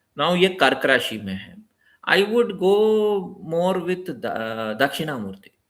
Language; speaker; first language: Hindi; non-native, local second language; Telugu